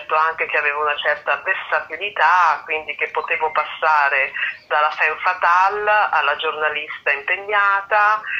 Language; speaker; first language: Italian; native; Italian